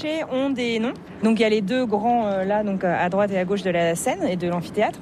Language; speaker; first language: French; native; French